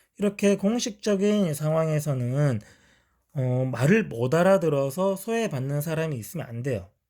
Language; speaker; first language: Korean; native; Korean